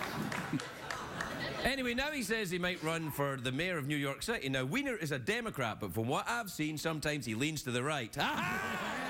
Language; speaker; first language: English; native; English